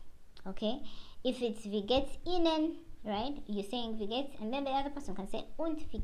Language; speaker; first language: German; non-native, learner; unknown